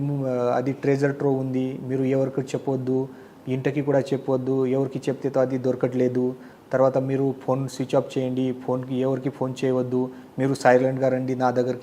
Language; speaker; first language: Telugu; non-native, fluent; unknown